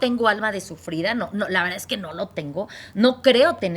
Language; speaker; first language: Spanish; native; Spanish